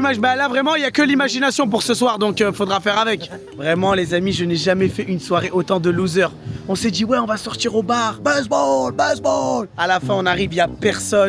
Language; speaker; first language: French; native; French